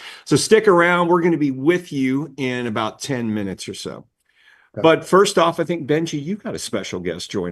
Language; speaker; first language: English; native; English